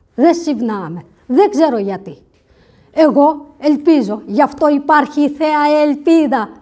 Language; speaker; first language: Greek; non-native, fluent; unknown